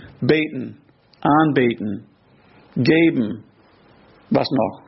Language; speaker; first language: German; non-native, fluent; English